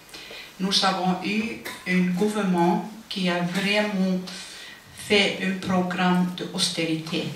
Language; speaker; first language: French; non-native, fluent; Icelandic